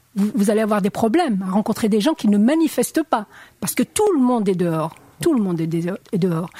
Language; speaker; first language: French; non-native, local second language; Arabic